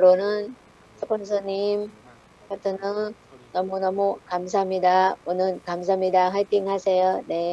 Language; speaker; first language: Korean; non-native, learner; Thai